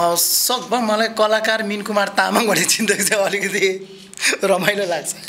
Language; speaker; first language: Nepali; non-native, local second language; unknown